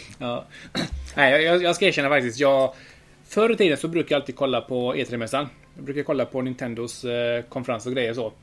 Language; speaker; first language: Swedish; early bilingual, other home language; Spanish